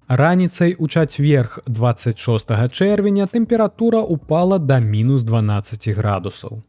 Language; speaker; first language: Belarusian; native; Belarusian